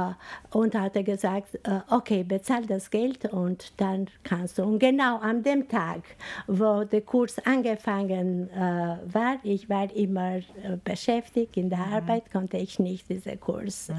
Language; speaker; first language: German; non-native, fluent; Albanian